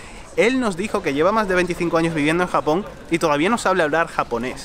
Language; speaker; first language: Spanish; native; Spanish